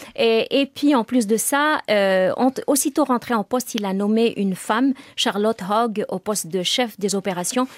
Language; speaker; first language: French; non-native, local second language; Arabic